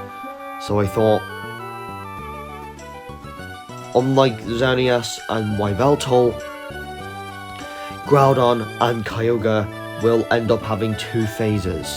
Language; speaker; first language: English; native; English